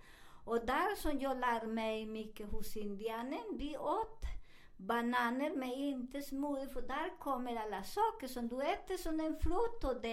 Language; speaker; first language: Swedish; non-native, fluent; Spanish